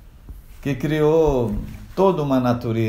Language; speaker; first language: Portuguese; non-native, local second language; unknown